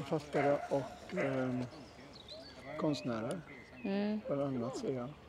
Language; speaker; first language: Swedish; native; Swedish